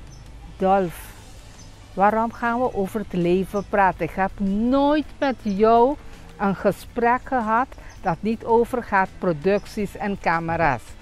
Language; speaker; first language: Dutch; non-native, local second language; Papiamento